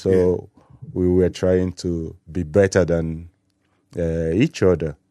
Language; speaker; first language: English; non-native, local second language; Igbo